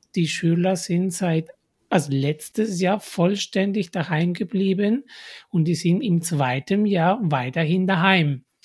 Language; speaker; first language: German; non-native, fluent; Spanish